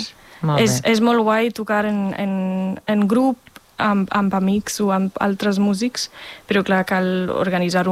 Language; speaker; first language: Catalan; non-native, fluent; German